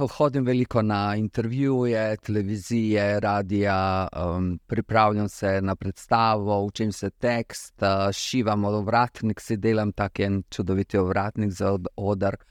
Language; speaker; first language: Slovenian; early bilingual, other home language; Serbian